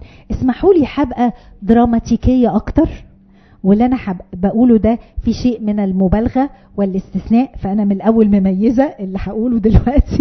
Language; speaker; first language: Arabic; native; Arabic